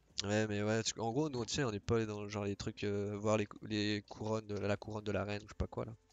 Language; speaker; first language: French; native; French